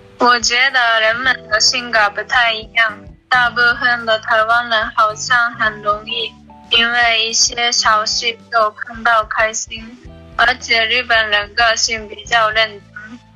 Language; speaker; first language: Chinese; non-native, learner; Japanese